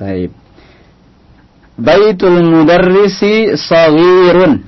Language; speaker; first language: Arabic; non-native, fluent; Indonesian